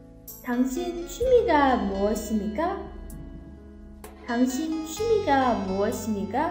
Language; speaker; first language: Korean; non-native, fluent; Chinese